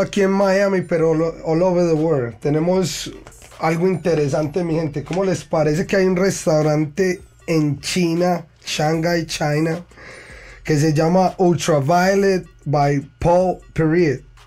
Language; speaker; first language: Spanish; native; Spanish